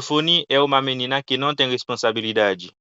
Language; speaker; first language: Portuguese; non-native, fluent; Haitian Creole